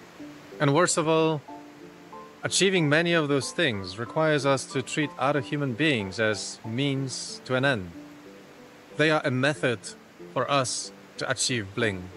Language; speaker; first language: English; non-native, fluent; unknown